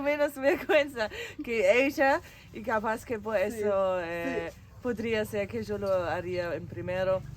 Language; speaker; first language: Spanish; non-native, fluent; German